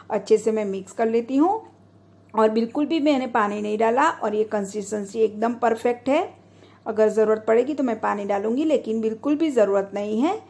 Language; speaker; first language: Hindi; non-native, local second language; Gujarati